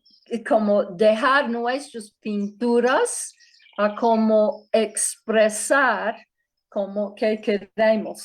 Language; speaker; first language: Spanish; non-native, fluent; English